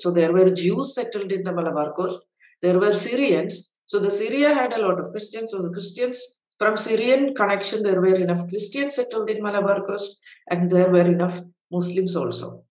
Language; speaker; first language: English; non-native, local second language; Malayalam